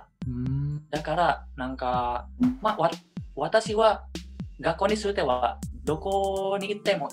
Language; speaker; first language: Japanese; non-native, fluent; Indonesian